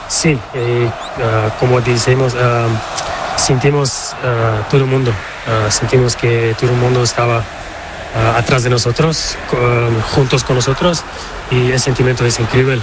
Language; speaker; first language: Spanish; non-native, learner; Portuguese